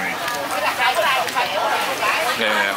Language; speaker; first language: Japanese; native; Japanese